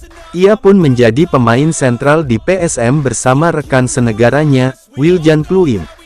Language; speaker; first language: Indonesian; native; Indonesian